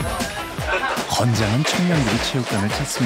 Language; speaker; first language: Korean; native; Korean